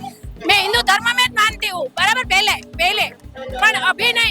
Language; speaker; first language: Hindi; non-native, local second language; Gujarati